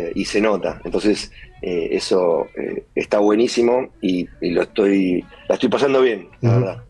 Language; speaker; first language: Spanish; native; Spanish